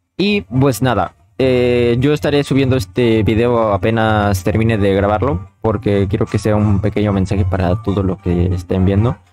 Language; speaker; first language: Spanish; native; Spanish